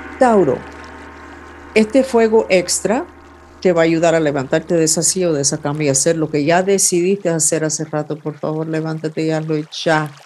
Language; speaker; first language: Spanish; non-native, fluent; English